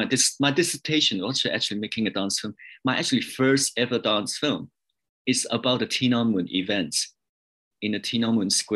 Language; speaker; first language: English; non-native, local second language; Cantonese